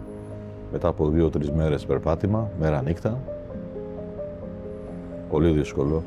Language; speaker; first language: Greek; non-native, fluent; Albanian